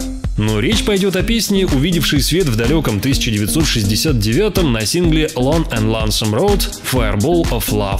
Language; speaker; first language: Russian; native; Russian